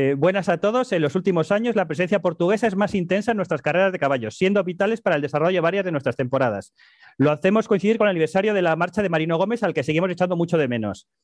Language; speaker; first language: Spanish; native; Spanish